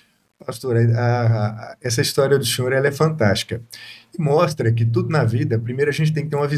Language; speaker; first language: Portuguese; native; Portuguese